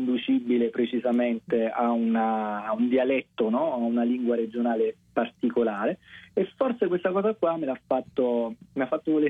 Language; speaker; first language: Italian; native; Italian